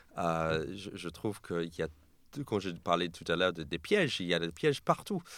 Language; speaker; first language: French; non-native, fluent; English